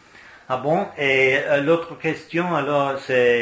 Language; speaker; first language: French; non-native, learner; English